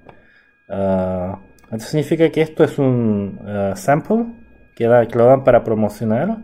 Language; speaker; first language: Spanish; non-native, fluent; Korean